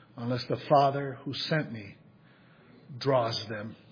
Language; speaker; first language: English; native; English